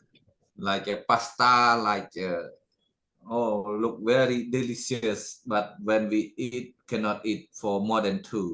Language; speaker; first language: English; non-native, learner; Khmer